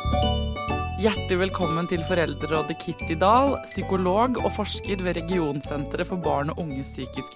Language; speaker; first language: Norwegian; native; Norwegian